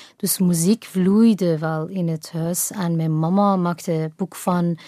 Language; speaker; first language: Dutch; non-native, fluent; Persian